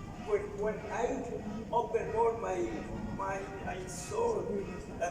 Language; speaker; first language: English; non-native, learner; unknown